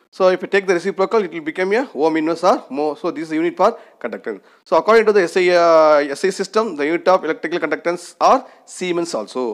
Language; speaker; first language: English; non-native, local second language; Tamil